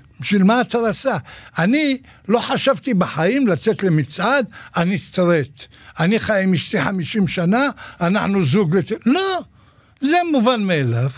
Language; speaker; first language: Hebrew; native; Hebrew